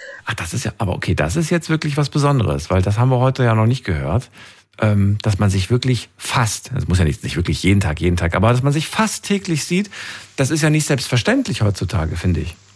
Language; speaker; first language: German; native; German